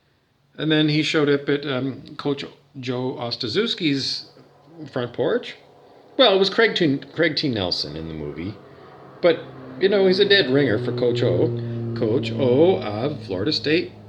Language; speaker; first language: English; native; English